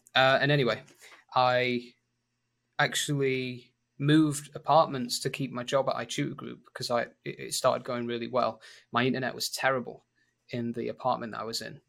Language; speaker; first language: English; native; English